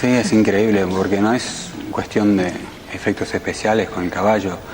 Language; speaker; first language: Spanish; early bilingual, other home language; English